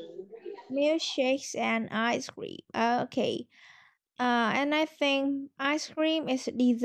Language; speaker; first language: English; non-native, learner; Vietnamese